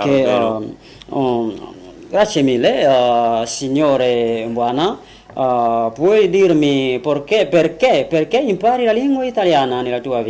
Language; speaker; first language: Italian; non-native, learner; French